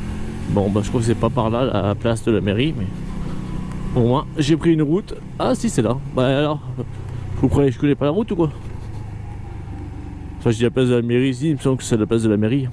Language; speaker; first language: French; native; French